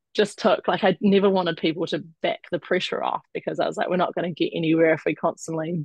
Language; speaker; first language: English; native; English